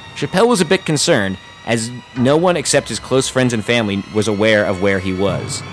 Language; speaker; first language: English; native; English